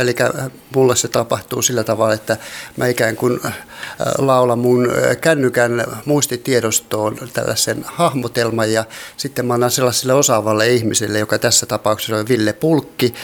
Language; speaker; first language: Finnish; native; Finnish